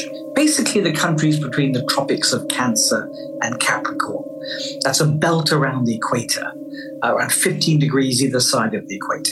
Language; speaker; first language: English; native; English